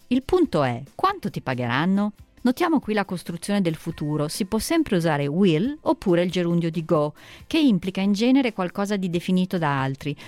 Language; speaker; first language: Italian; native; Italian